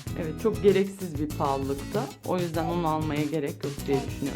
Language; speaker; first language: Turkish; native; Turkish